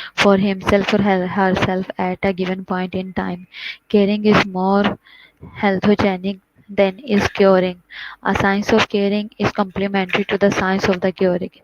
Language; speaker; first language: English; non-native, local second language; Urdu